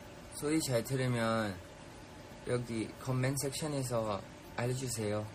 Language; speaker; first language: Korean; non-native, fluent; Thai